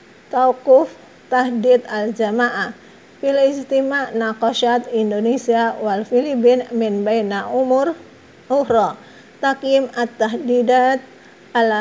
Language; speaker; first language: Arabic; non-native, fluent; Indonesian